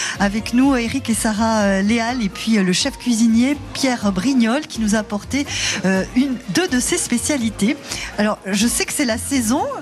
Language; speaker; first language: French; native; French